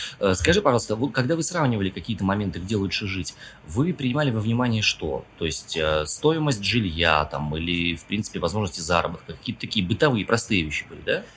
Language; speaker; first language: Russian; native; Russian